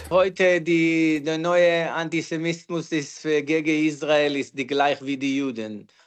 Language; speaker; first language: German; non-native, learner; Hebrew